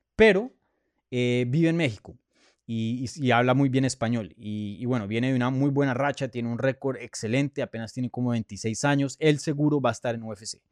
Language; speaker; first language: Spanish; native; Spanish